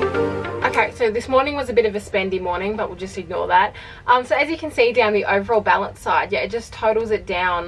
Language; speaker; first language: English; native; English